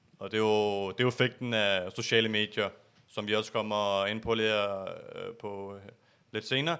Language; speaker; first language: Danish; early bilingual, other home language; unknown